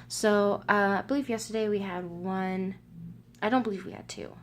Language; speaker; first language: English; native; English